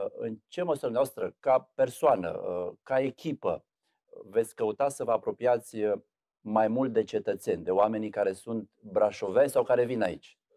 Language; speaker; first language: Romanian; native; Romanian